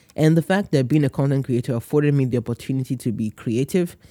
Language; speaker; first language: English; non-native, local second language; Yoruba